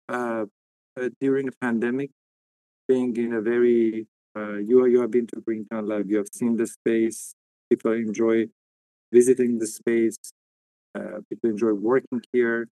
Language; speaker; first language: English; non-native, fluent; Persian